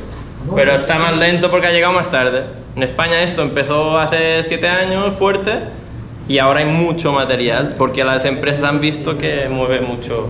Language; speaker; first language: Spanish; native; Spanish